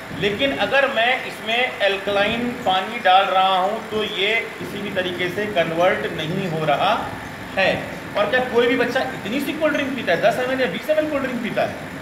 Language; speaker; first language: Hindi; native; Hindi